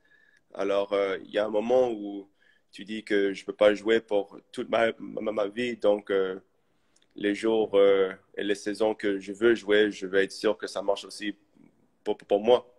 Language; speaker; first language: French; early bilingual, heritage; English